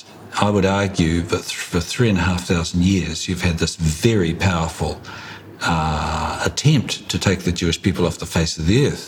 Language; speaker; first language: English; native; English